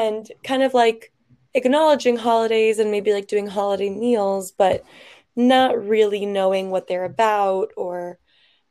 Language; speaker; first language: English; native; English